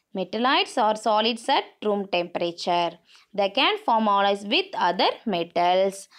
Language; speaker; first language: English; non-native, local second language; Tamil